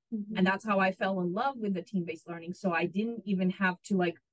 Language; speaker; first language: English; non-native, fluent; Russian